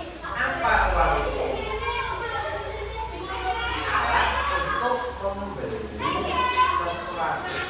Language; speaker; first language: Indonesian; native; Indonesian